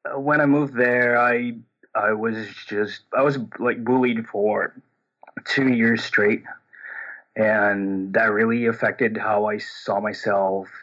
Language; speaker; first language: English; non-native, fluent; Portuguese